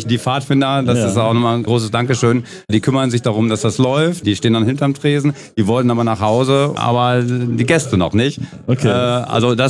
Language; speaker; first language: German; native; German